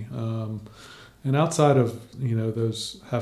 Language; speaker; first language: English; native; English